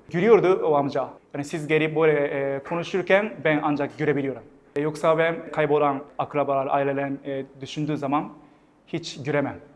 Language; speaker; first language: Turkish; non-native, fluent; Japanese